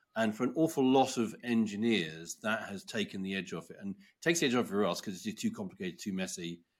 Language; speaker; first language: English; native; English